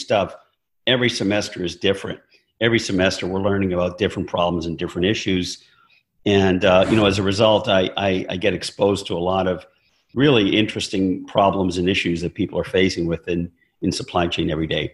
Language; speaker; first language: English; native; English